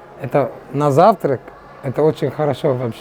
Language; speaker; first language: Russian; non-native, learner; Arabic